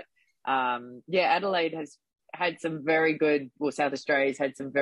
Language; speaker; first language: English; native; English